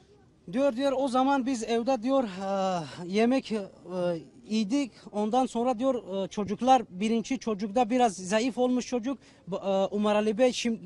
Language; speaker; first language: Turkish; non-native, learner; Tajik